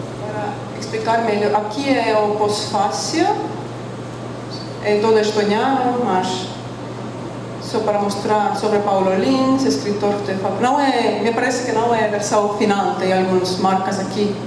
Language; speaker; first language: Portuguese; non-native, fluent; Estonian